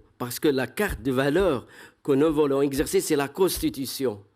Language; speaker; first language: French; non-native, fluent; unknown